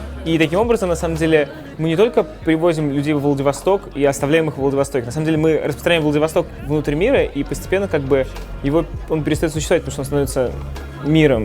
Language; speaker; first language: Russian; native; Russian